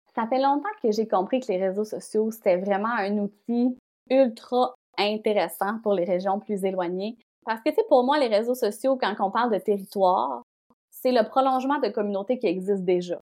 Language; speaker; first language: French; native; French